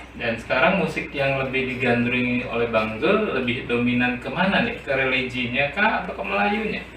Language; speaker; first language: Indonesian; native; Indonesian